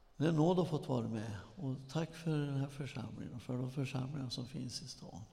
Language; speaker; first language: Swedish; native; Swedish